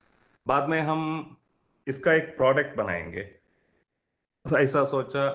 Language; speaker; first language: Hindi; non-native, local second language; Kannada